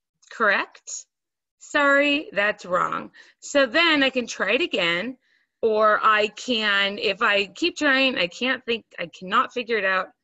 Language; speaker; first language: English; native; English